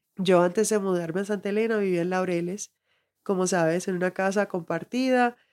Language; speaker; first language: Spanish; early bilingual, heritage; Spanish